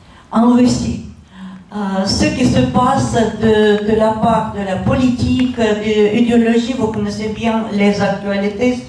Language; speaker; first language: French; non-native, fluent; Russian